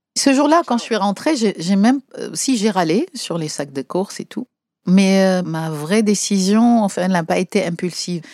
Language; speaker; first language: French; native; French